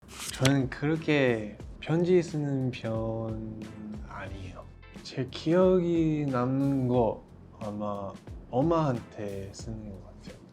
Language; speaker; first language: Korean; non-native, learner; English